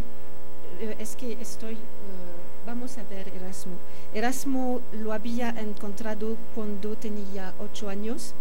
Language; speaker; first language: Spanish; non-native, fluent; French